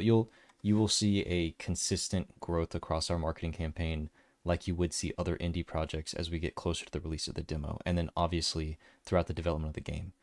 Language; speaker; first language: English; native; English